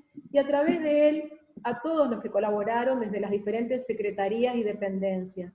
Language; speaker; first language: Spanish; native; Spanish